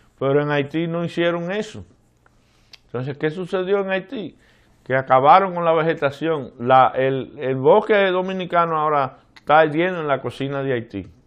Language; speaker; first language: Spanish; native; Spanish